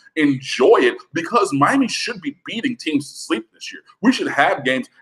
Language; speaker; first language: English; native; English